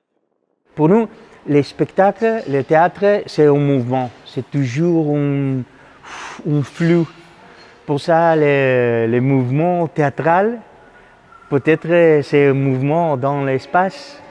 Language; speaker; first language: French; non-native, fluent; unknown